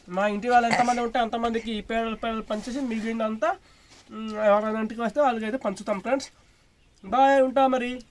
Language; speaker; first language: Telugu; non-native, local second language; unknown